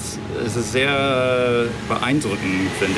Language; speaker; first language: German; non-native, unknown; English